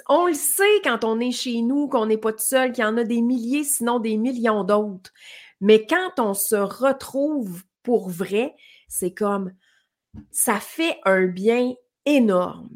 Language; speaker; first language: French; native; French